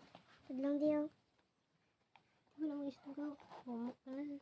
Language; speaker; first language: Filipino; non-native, local second language; Cebuano